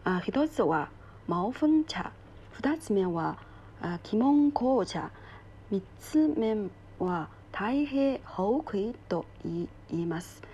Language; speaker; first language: Japanese; non-native, learner; Chinese